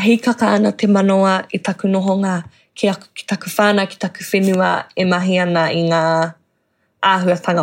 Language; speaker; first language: Māori; non-native, local second language; English